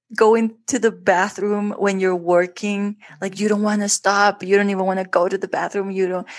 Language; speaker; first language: English; non-native, fluent; Spanish